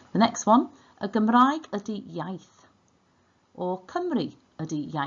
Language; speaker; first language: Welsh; non-native, local second language; English